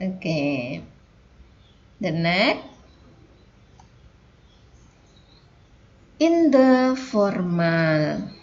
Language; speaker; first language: English; non-native, fluent; Indonesian